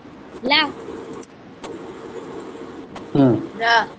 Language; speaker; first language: Arabic; non-native, learner; Urdu